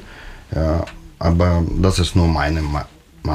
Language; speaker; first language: German; non-native, learner; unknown